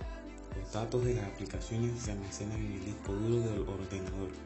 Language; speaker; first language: Spanish; native; Spanish